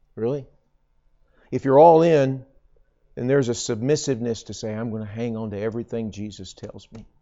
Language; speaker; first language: English; native; English